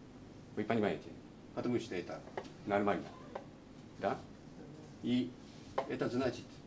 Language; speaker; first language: Russian; non-native, learner; Japanese